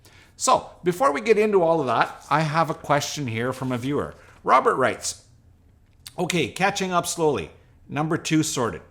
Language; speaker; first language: English; native; English